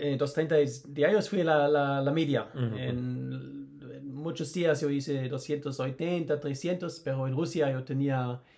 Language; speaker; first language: Spanish; non-native, learner; German